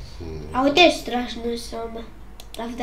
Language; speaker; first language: Polish; early bilingual, heritage; Polish